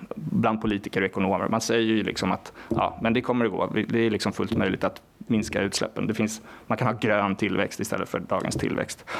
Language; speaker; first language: Swedish; non-native, fluent; Norwegian